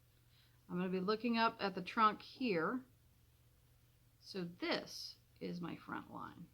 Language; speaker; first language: English; native; English